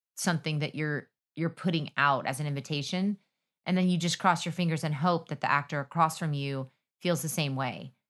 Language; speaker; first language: English; native; English